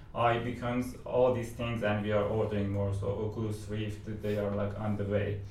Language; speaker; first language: English; non-native, fluent; Persian